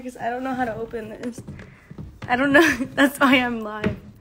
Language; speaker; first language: English; early bilingual, other home language; Spanish